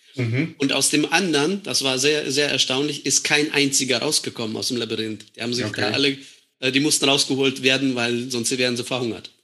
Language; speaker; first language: German; non-native, fluent; Estonian